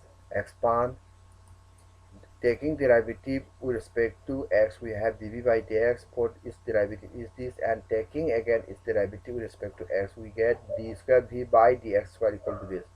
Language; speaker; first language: English; non-native, local second language; Manipuri